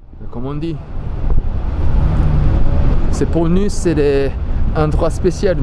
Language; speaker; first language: French; non-native, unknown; Japanese